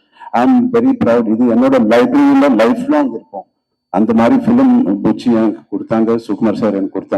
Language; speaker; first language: Tamil; non-native, local second language; Telugu